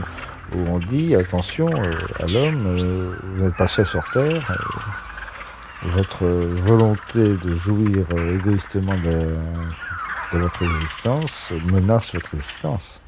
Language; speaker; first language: French; native; French